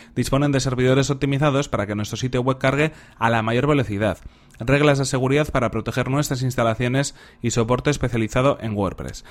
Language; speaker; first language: Spanish; native; Spanish